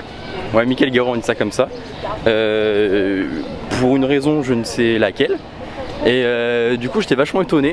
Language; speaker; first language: French; native; French